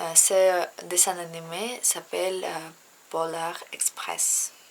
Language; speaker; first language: French; non-native, learner; Russian